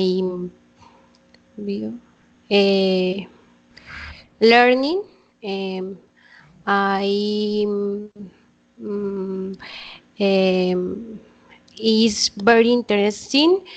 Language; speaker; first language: English; non-native, learner; Spanish